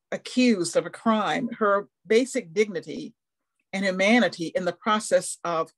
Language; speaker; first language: English; native; English